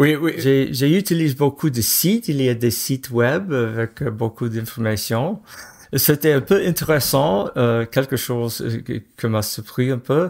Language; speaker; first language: French; non-native, fluent; English